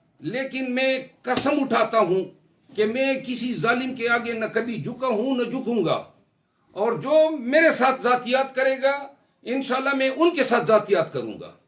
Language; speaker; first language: Urdu; non-native, local second language; Pashto